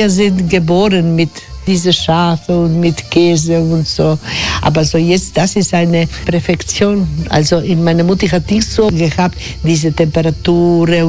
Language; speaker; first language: German; non-native, learner; Croatian